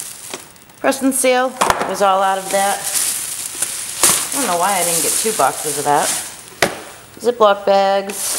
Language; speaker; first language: English; native; English